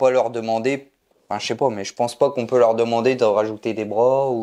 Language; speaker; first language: French; native; French